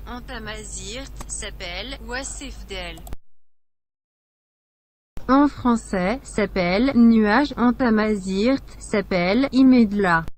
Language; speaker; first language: French; non-native, learner; Berber languages